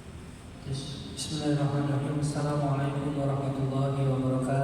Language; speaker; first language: Indonesian; native; Indonesian